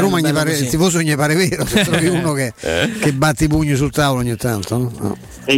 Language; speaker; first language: Italian; native; Italian